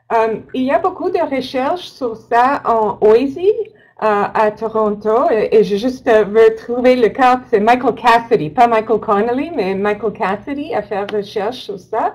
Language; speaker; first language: French; non-native, learner; English